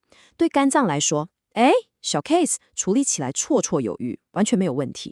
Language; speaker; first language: Chinese; native; Chinese